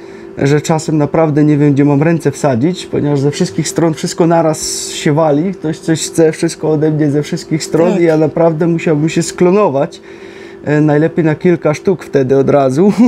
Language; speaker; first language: Polish; native; Polish